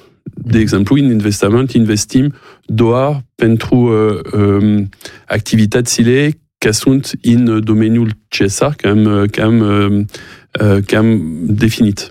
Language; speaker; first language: Romanian; non-native, learner; French